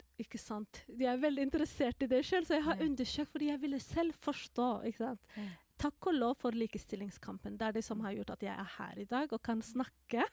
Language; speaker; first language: Norwegian; non-native, fluent; Somali